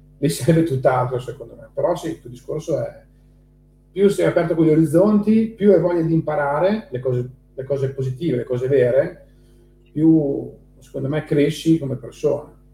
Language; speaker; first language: Italian; native; Italian